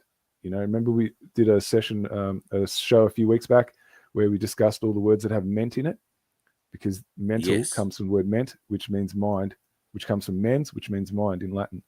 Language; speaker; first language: English; native; English